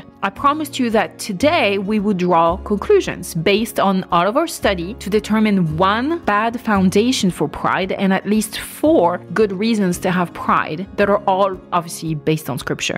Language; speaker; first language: English; non-native, fluent; French